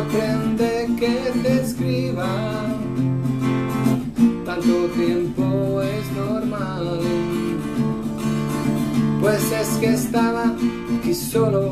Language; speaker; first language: Spanish; native; Spanish